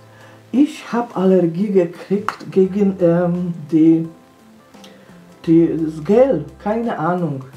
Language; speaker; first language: German; non-native, fluent; Polish